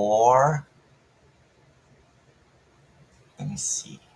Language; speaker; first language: English; non-native, fluent; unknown